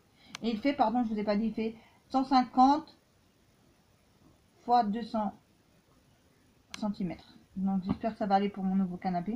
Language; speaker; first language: French; native; French